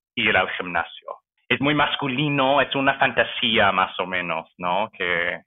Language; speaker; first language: Spanish; non-native, fluent; English